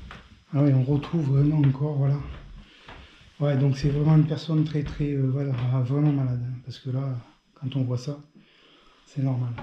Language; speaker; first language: French; native; French